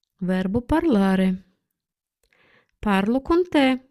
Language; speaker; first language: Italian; non-native, fluent; Ukrainian